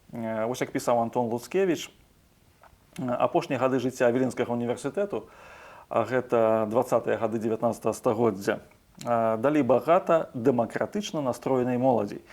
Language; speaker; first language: Belarusian; native; Belarusian